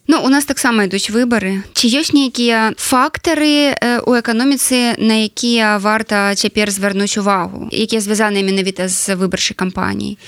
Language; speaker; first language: Belarusian; native; Belarusian